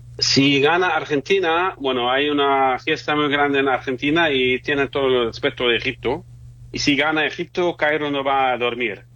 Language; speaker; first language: Spanish; non-native, fluent; German